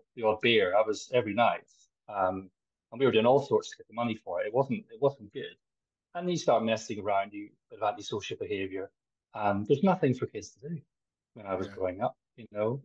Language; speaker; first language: English; native; English